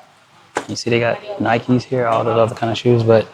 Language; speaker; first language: English; native; English